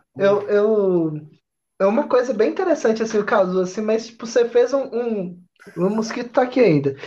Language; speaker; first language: Portuguese; native; Portuguese